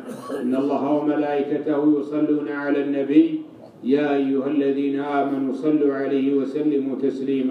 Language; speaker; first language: Arabic; native; Arabic